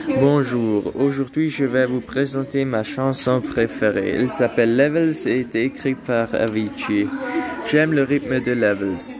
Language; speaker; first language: French; non-native, learner; German